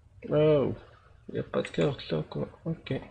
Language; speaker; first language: French; non-native, learner; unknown